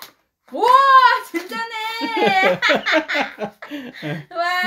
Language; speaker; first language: Korean; non-native, learner; Vietnamese